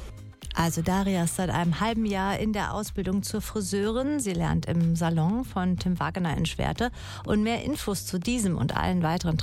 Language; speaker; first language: German; native; German